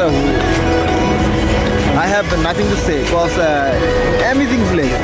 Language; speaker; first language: English; non-native, local second language; Bangla